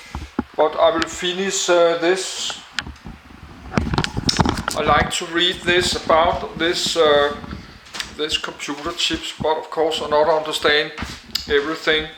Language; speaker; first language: English; non-native, learner; Danish